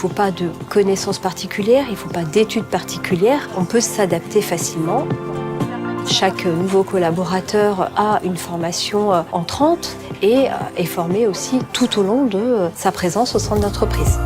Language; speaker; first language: French; native; French